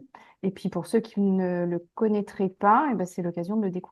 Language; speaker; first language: French; native; French